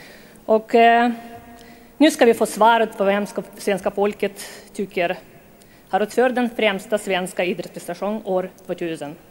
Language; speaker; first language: Swedish; non-native, fluent; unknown